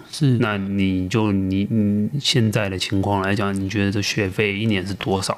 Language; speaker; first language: Chinese; native; Chinese